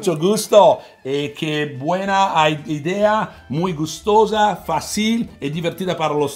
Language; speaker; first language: Spanish; non-native, learner; Italian